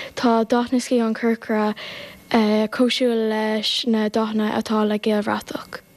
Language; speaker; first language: Irish; non-native, local second language; English